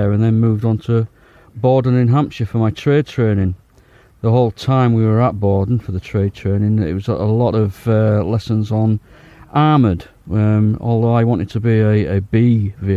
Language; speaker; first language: English; native; English